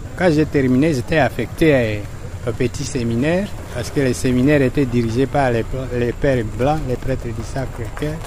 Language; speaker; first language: French; non-native, local second language; Swahili